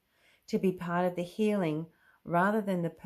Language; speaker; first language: English; native; English